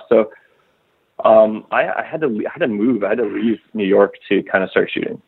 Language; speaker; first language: English; native; English